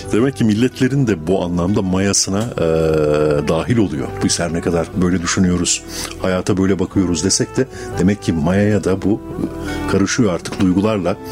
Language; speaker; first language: Turkish; native; Turkish